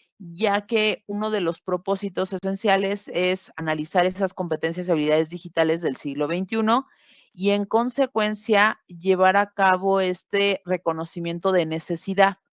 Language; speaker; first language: Spanish; native; Spanish